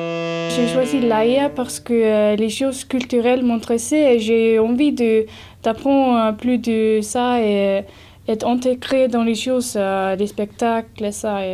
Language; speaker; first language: French; non-native, learner; Icelandic